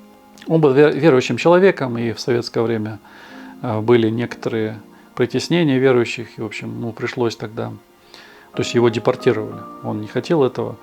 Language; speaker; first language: Russian; native; Russian